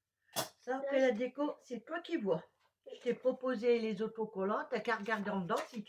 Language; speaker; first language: French; native; French